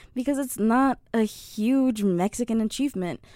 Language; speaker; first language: English; early bilingual, other home language; Spanish